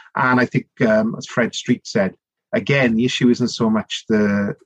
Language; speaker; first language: English; native; English